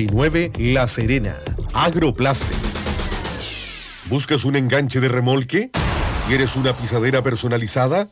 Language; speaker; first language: Spanish; native; Spanish